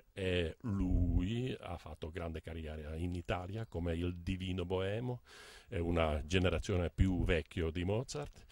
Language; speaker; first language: Italian; non-native, fluent; Czech